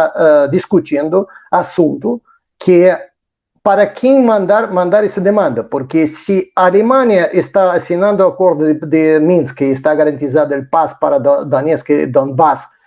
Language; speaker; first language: Portuguese; non-native, fluent; Russian